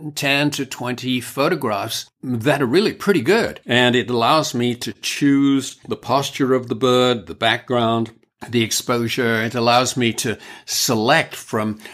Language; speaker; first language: English; native; English